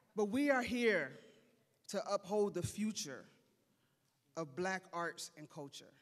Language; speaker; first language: English; native; English